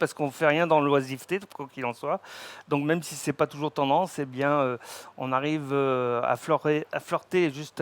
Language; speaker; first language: French; native; French